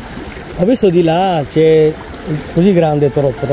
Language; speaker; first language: Italian; non-native, learner; Bangla